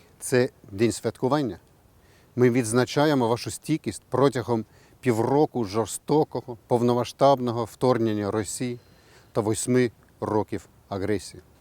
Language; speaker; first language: Ukrainian; non-native, fluent; Estonian